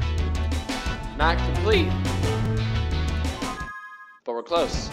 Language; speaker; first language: English; native; English